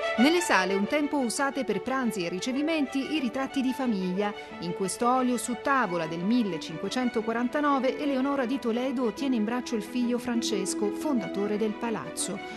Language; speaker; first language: Italian; native; Italian